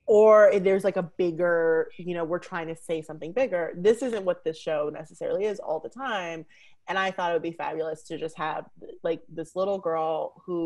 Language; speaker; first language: English; native; English